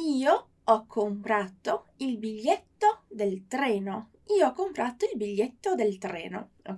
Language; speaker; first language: Italian; non-native, fluent; Portuguese